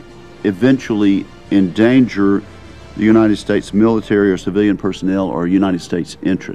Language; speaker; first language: English; native; English